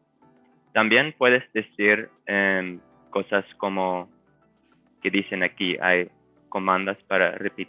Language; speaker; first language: Spanish; non-native, fluent; English